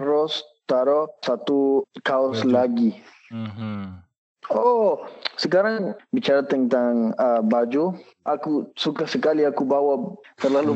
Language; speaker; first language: Indonesian; non-native, learner; Spanish